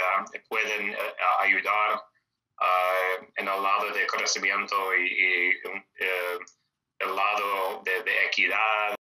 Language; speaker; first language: Spanish; non-native, fluent; English